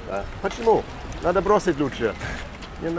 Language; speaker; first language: Russian; non-native, learner; English